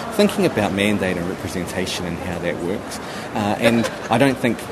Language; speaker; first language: English; native; English